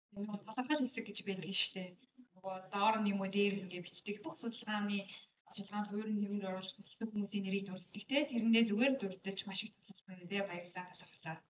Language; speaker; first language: Mongolian; native; Mongolian